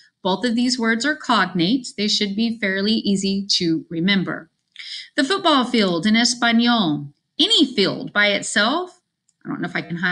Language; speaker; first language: English; native; English